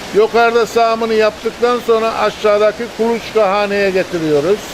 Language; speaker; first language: Turkish; native; Turkish